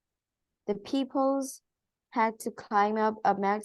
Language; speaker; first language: English; non-native, learner; Vietnamese